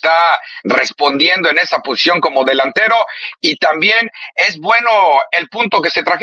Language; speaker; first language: Spanish; native; Spanish